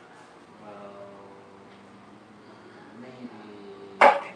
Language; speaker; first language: English; non-native, learner; Chinese